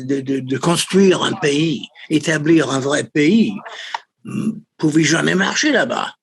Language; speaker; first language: French; non-native, fluent; English